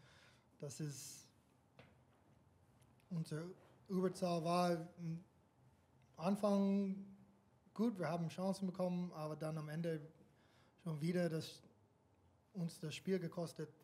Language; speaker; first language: German; non-native, fluent; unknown